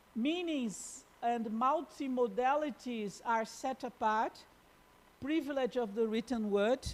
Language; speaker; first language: English; non-native, fluent; Portuguese